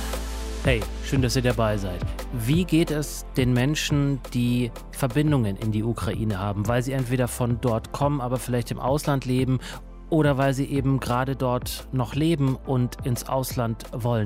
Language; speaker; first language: German; native; German